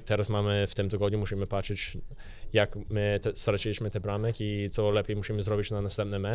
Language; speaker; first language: Polish; early bilingual, heritage; English